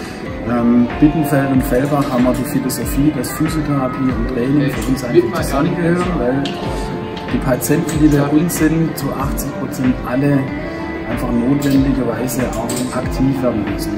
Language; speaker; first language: German; native; German